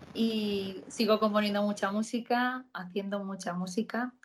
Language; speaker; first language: Spanish; native; Spanish